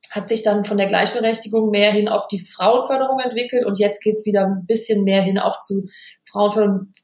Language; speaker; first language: German; native; German